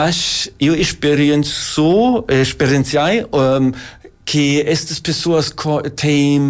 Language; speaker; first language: Portuguese; non-native, learner; German